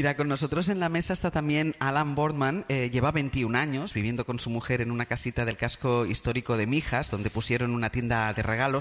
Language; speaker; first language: Spanish; native; Spanish